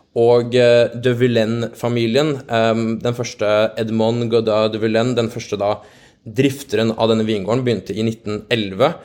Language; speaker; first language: Norwegian; native; Norwegian